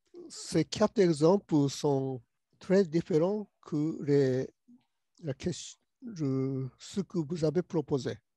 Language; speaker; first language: French; non-native, learner; Japanese